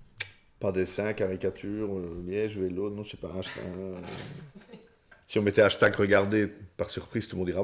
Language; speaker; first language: French; native; French